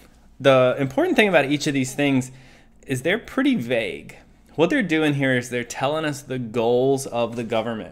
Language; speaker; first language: English; native; English